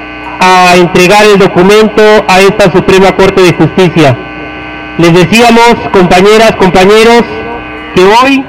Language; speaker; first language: Spanish; native; Spanish